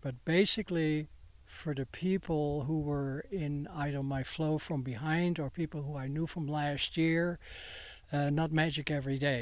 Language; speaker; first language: English; non-native, fluent; Dutch